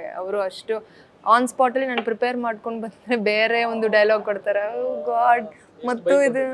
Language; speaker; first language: Kannada; early bilingual, heritage; Kannada